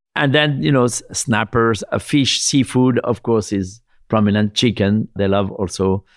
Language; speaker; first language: English; non-native, fluent; French